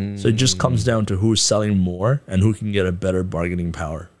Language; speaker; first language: English; non-native, local second language; Tibetan